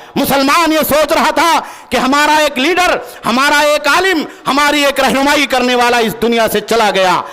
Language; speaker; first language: Urdu; native; Urdu